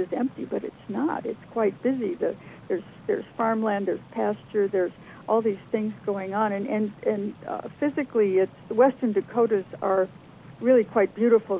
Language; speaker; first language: English; native; English